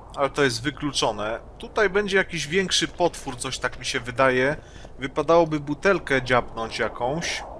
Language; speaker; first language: Polish; native; Polish